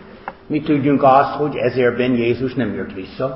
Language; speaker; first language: Hungarian; non-native, fluent; English